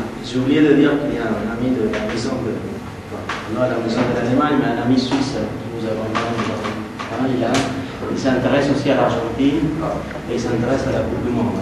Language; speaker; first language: French; non-native, fluent; Spanish